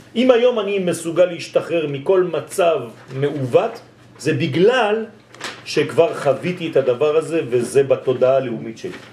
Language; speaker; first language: Hebrew; non-native, fluent; French